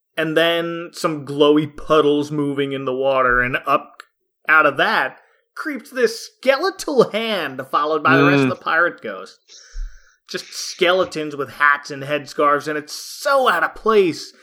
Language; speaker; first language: English; native; English